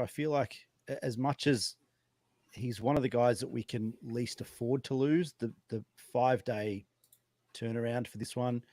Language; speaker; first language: English; native; English